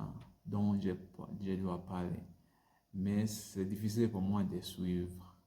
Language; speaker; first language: French; non-native, learner; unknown